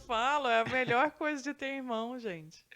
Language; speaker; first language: Portuguese; native; Portuguese